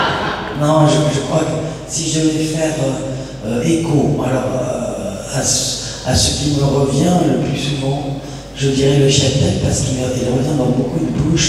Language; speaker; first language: French; native; French